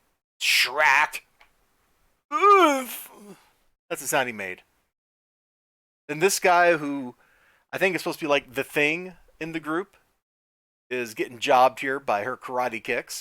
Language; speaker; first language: English; native; English